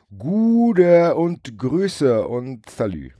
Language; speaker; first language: German; native; German